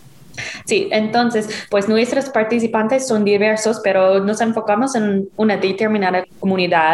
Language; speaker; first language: Spanish; non-native, fluent; English